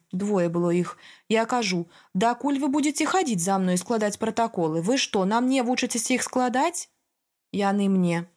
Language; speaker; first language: Belarusian; native; Belarusian